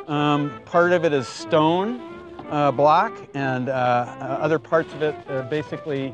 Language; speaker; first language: English; native; English